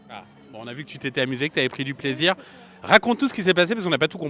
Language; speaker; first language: French; native; French